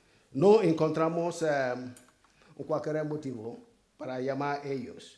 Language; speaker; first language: Spanish; non-native, fluent; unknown